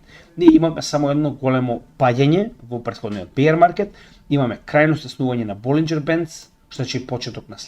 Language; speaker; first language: Macedonian; native; Macedonian